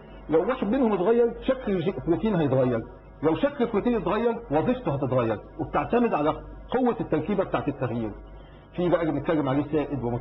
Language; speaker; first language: Arabic; native; Arabic